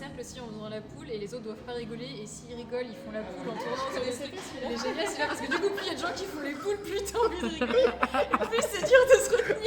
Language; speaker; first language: French; native; French